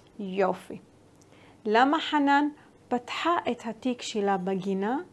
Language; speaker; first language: Hebrew; non-native, local second language; Arabic